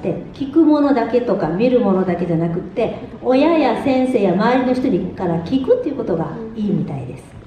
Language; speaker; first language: Japanese; native; Japanese